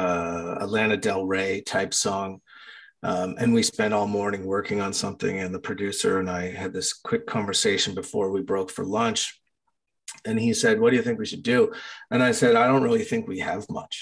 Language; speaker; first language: English; native; English